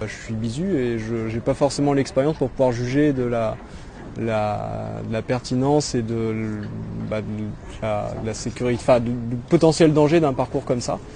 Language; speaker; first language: French; native; French